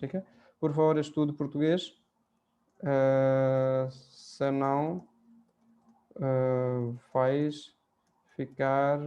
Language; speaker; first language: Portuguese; non-native, fluent; Hindi